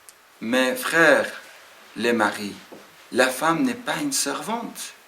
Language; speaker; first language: French; non-native, fluent; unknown